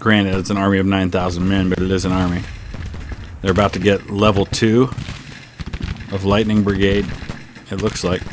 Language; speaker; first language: English; native; English